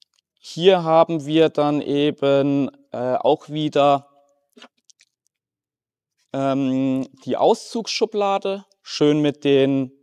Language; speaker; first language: German; native; German